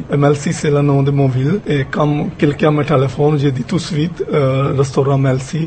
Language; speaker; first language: French; non-native, learner; Punjabi